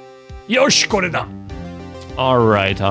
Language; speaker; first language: Japanese; non-native, learner; English